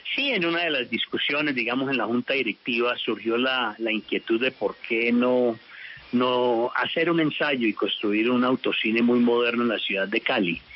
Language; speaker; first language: Spanish; early bilingual, heritage; Spanish